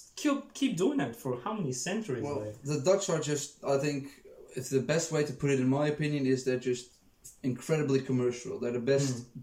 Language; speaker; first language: English; non-native, fluent; Dutch